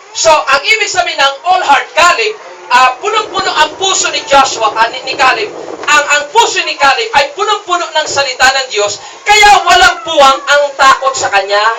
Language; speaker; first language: Filipino; non-native, local second language; Cebuano